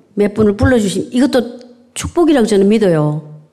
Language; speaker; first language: Korean; native; Korean